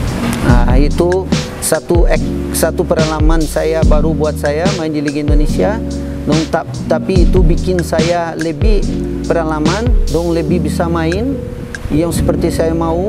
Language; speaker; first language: Indonesian; non-native, fluent; Portuguese